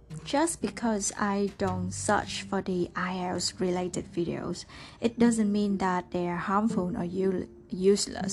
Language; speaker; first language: English; non-native, fluent; Vietnamese